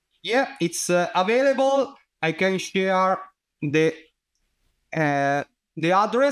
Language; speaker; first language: English; non-native, fluent; Italian